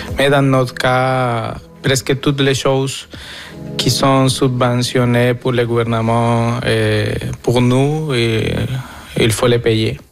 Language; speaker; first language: French; non-native, fluent; Spanish